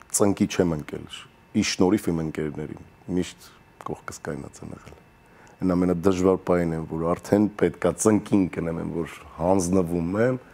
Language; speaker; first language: Armenian; early bilingual, heritage; Armenian